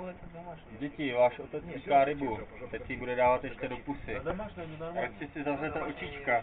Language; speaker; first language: Czech; native; Czech